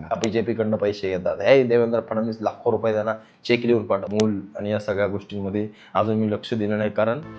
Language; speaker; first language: Marathi; native; Marathi